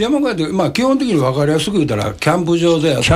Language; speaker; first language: Japanese; native; Japanese